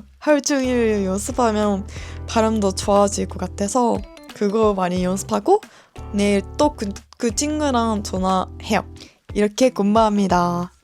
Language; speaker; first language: Korean; non-native, learner; Japanese